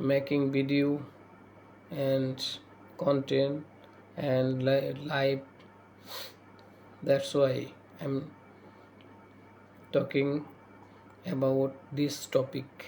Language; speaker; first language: English; non-native, learner; Bangla